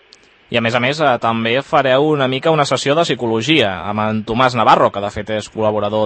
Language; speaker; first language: Catalan; native; Catalan